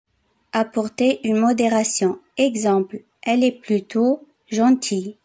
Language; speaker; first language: French; non-native, fluent; Arabic